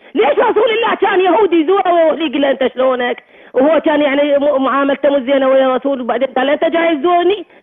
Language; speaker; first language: Arabic; native; Arabic